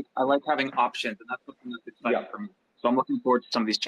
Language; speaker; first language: English; native; English